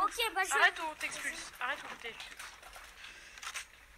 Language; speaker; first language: French; native; French